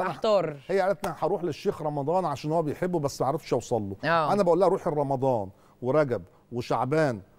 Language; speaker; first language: Arabic; native; Arabic